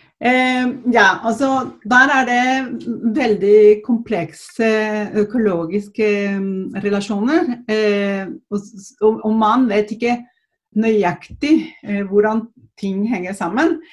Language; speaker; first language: Norwegian; non-native, fluent; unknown